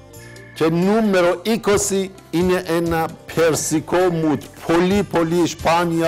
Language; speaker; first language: Greek; non-native, fluent; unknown